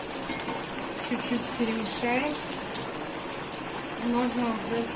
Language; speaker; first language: Russian; non-native, local second language; Tajik